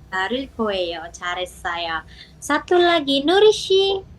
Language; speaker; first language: Korean; non-native, fluent; Indonesian